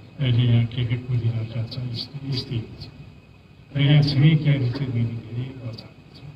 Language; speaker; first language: Nepali; non-native, local second language; Limbu